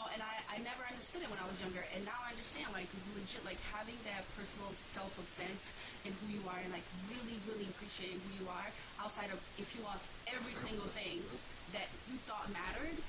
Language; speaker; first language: English; early bilingual, other home language; Bosnian